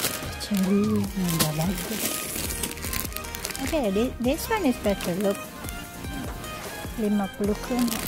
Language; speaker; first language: English; non-native, fluent; Indonesian